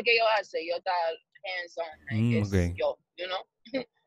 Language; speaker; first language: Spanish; early bilingual, heritage; English